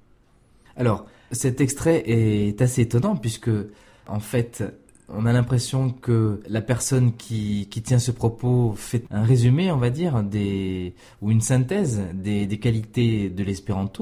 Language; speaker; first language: French; native; French